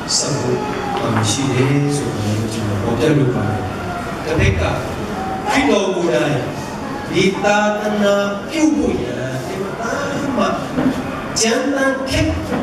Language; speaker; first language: Burmese; non-native, local second language; Tedim Chin